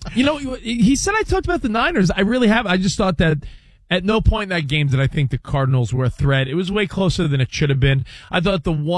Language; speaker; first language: English; native; English